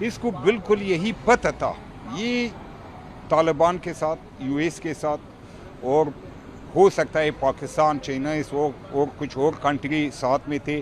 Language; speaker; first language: Hindi; non-native, fluent; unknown